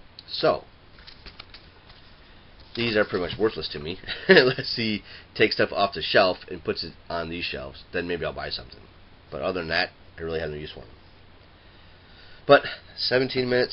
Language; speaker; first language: English; native; English